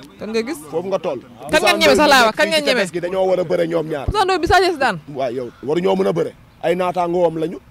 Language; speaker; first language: Wolof; non-native, local second language; Fula